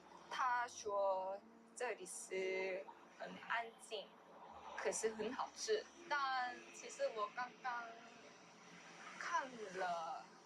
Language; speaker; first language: Chinese; non-native, learner; Korean